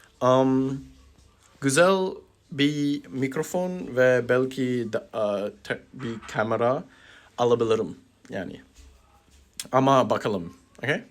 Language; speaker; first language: Turkish; early bilingual, heritage; Turkish